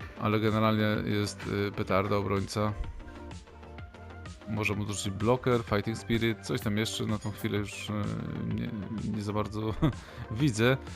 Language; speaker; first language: Polish; native; Polish